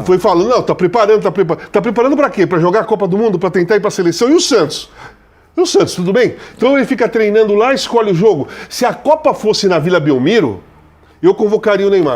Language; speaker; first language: Portuguese; native; Portuguese